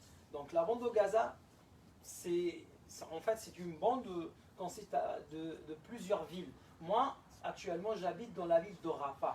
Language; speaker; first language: French; non-native, fluent; Arabic